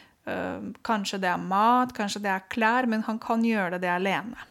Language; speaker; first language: Norwegian; non-native, fluent; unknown